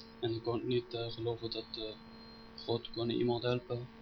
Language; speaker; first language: Dutch; non-native, learner; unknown